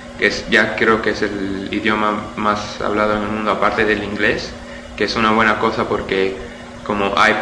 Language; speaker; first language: Spanish; early bilingual, heritage; Spanish